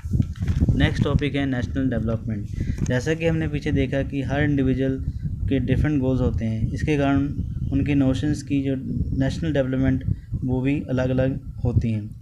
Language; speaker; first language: Hindi; native; Hindi